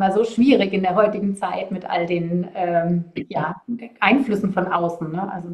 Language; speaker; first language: German; native; German